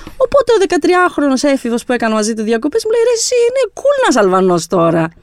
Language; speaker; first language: Greek; early bilingual, other home language; Albanian